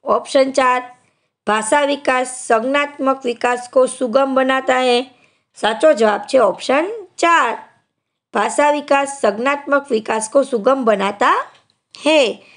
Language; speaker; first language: Hindi; non-native, local second language; Gujarati